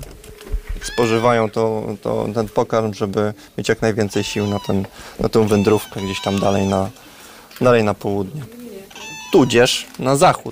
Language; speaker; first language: Polish; native; Polish